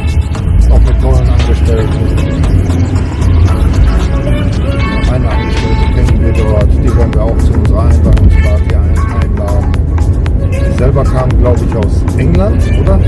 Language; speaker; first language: German; native; German